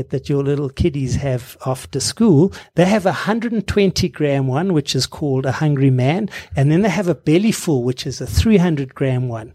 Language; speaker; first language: English; native; English